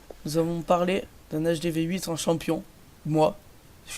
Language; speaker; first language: French; native; French